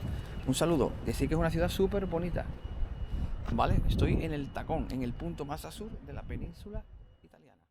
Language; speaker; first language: Spanish; native; Spanish